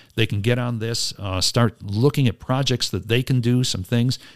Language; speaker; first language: English; native; English